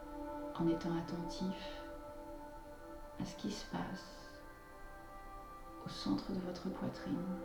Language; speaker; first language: French; native; French